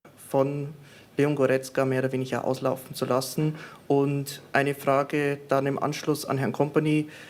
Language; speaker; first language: German; native; German